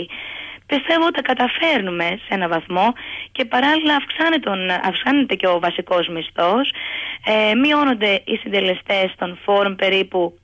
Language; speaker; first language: Greek; native; Greek